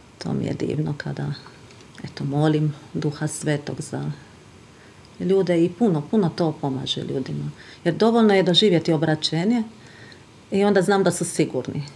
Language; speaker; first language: Bosnian; non-native, fluent; Hungarian